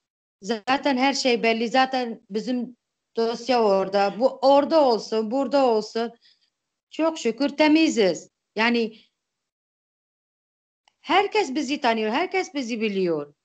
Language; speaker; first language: Turkish; non-native, local second language; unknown